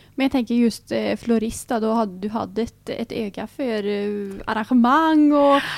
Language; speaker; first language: Swedish; native; Swedish